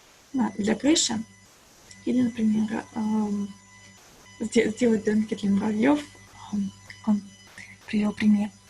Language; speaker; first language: Russian; native; Russian